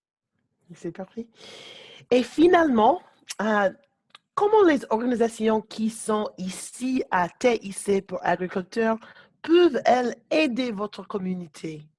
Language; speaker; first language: French; non-native, learner; English